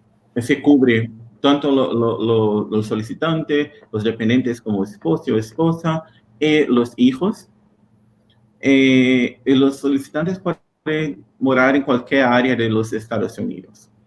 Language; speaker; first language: Spanish; non-native, learner; Portuguese